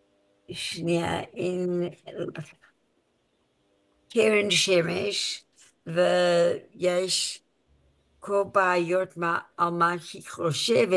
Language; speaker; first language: Hebrew; non-native, learner; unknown